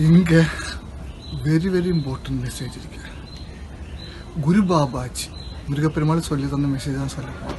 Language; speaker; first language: Tamil; non-native, learner; Malayalam